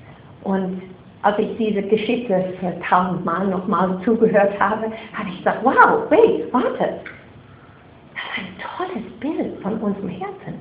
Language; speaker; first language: German; non-native, fluent; English